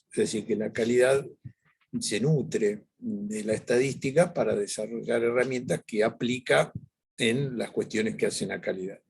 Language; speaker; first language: Spanish; native; Spanish